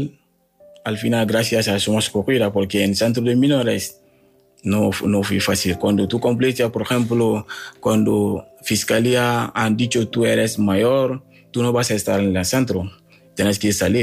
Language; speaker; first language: Spanish; non-native, learner; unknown